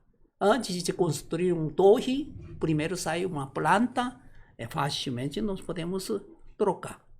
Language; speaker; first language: Portuguese; non-native, learner; Korean